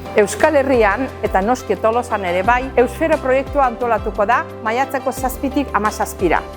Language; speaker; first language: Basque; non-native, fluent; Azerbaijani